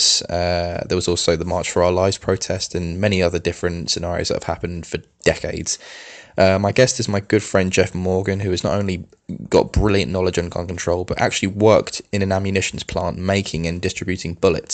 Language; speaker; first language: English; native; English